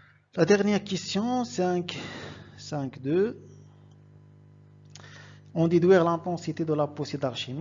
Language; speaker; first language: French; non-native, local second language; Arabic